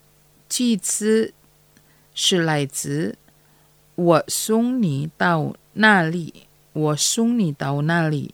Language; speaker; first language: Chinese; non-native, fluent; Indonesian